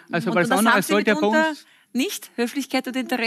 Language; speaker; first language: German; native; German